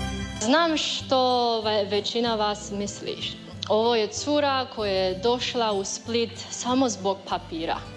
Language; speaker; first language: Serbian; non-native, learner; Chinese